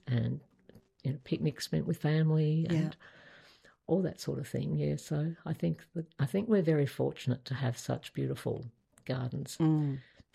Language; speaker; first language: English; native; English